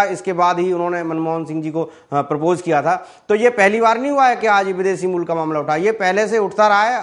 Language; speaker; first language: Hindi; native; Hindi